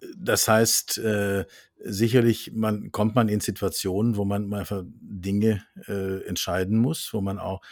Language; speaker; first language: German; non-native, fluent; Norwegian